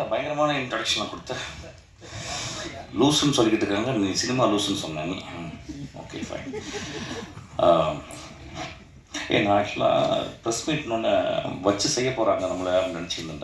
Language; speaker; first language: Tamil; native; Tamil